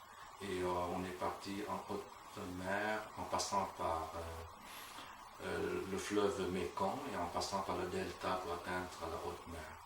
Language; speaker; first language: French; non-native, fluent; Vietnamese